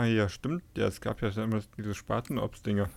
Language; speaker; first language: German; native; German